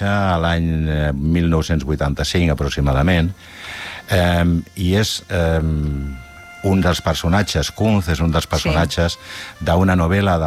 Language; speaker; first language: Catalan; native; Catalan